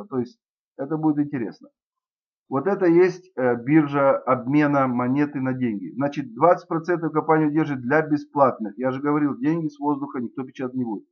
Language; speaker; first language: Russian; native; Russian